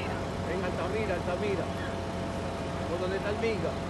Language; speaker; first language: Spanish; native; Spanish